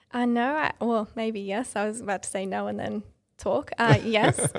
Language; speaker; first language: English; native; English